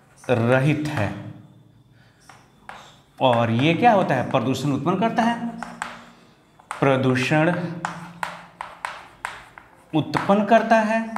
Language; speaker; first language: Hindi; native; Hindi